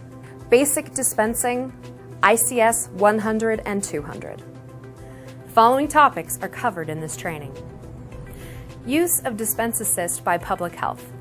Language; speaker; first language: English; native; English